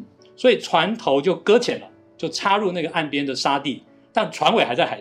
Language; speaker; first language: Chinese; native; Chinese